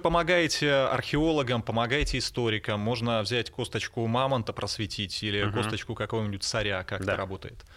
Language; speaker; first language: Russian; native; Russian